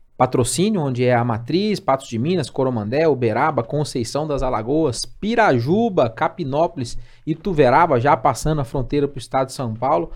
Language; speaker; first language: Portuguese; native; Portuguese